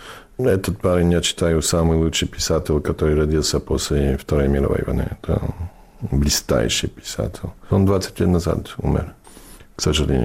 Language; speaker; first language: Russian; non-native, fluent; English